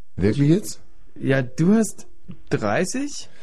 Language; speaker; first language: German; native; German